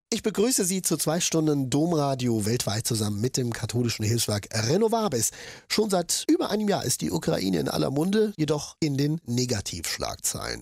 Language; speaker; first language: German; native; German